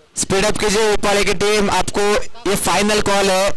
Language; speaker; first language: Hindi; non-native, local second language; Marathi